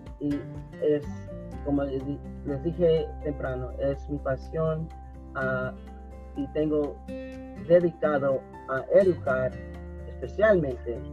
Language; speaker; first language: Spanish; early bilingual, heritage; Spanish